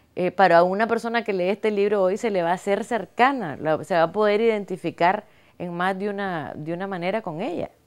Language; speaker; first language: Spanish; native; Spanish